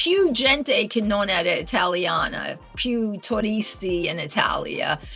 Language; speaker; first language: Italian; non-native, learner; English